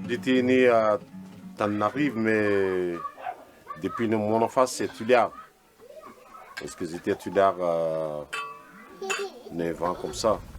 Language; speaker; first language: French; non-native, local second language; Malagasy